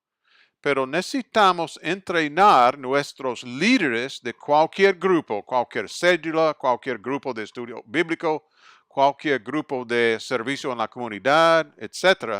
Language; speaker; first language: Spanish; non-native, fluent; English